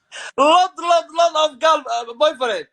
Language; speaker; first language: English; non-native, learner; Somali